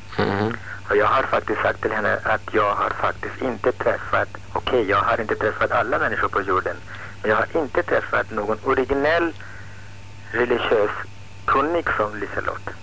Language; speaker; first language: Swedish; non-native, fluent; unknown